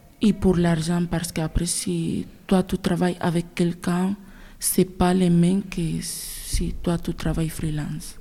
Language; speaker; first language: French; non-native, learner; Spanish